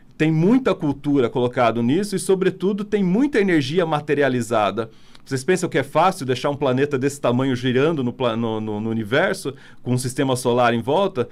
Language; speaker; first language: Portuguese; non-native, fluent; Italian